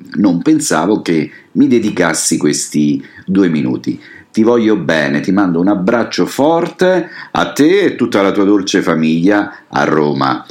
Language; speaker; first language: Italian; native; Italian